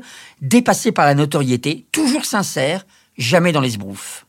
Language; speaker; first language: French; native; French